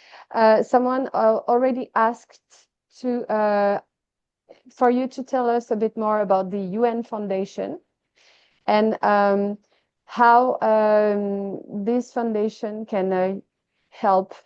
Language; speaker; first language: English; non-native, fluent; French